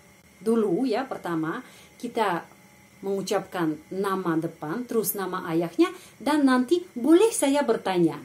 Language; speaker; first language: Indonesian; non-native, fluent; Russian